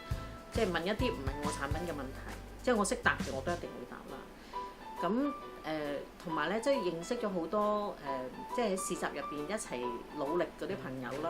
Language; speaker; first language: Cantonese; native; Cantonese